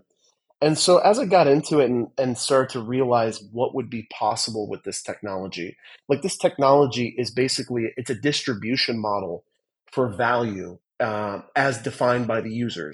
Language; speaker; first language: English; native; English